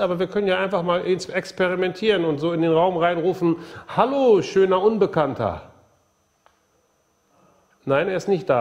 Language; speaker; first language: German; native; German